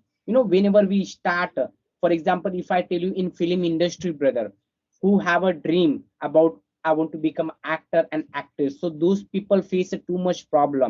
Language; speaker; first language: English; non-native, fluent; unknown